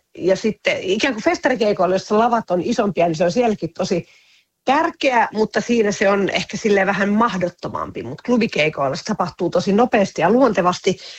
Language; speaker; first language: Finnish; native; Finnish